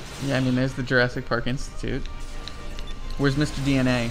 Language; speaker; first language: English; native; English